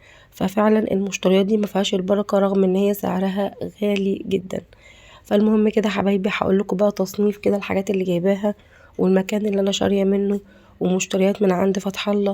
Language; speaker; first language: Arabic; native; Arabic